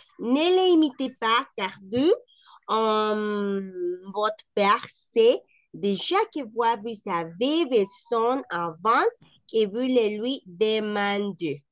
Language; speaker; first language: French; non-native, fluent; Spanish